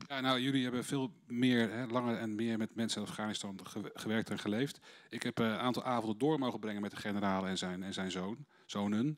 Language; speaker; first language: Dutch; native; Dutch